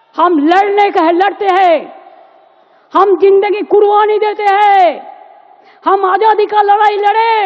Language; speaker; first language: Hindi; non-native, local second language; Bangla